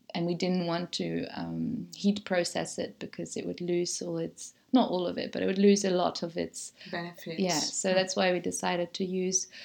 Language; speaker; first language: English; non-native, fluent; German